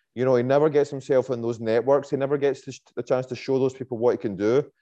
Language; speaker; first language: English; native; English